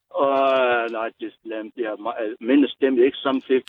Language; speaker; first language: Danish; non-native, learner; Arabic